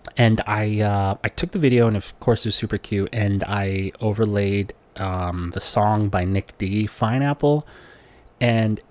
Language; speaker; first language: English; non-native, local second language; Filipino